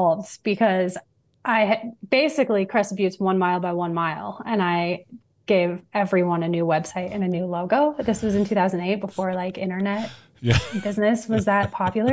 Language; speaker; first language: English; native; English